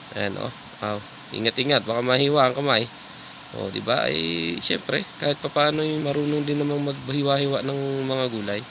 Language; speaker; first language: Filipino; native; Filipino